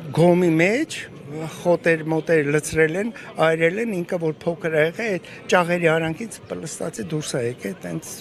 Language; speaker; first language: Armenian; native; Armenian